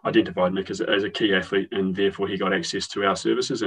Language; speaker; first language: English; native; English